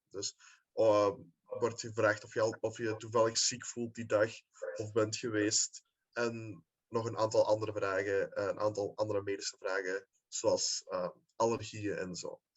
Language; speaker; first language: Dutch; native; Dutch